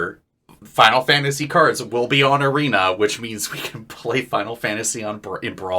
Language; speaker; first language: English; native; English